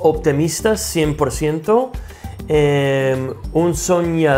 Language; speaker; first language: Spanish; non-native, fluent; English